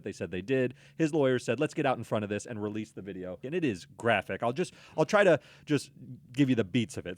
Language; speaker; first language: English; native; English